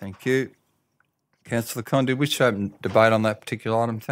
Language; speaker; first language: English; native; English